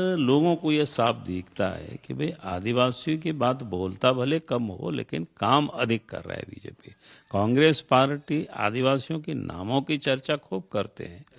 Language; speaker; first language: Hindi; non-native, local second language; Santali